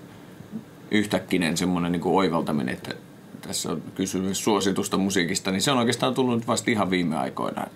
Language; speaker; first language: Finnish; native; Finnish